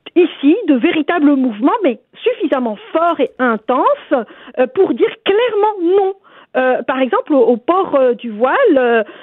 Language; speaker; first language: French; non-native, local second language; Arabic